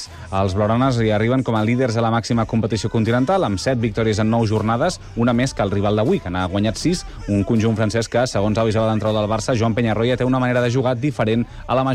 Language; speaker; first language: Catalan; native; Catalan